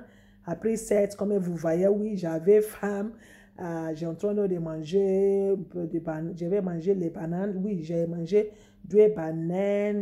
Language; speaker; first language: French; non-native, fluent; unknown